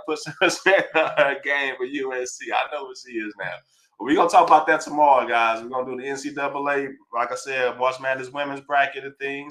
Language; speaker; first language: English; native; English